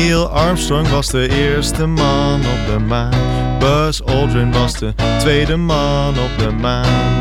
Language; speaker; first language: Dutch; native; Dutch